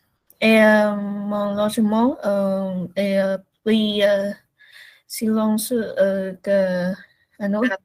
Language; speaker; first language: French; non-native, learner; Vietnamese